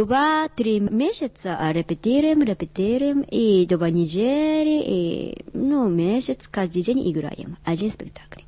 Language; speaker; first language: Russian; non-native, learner; Japanese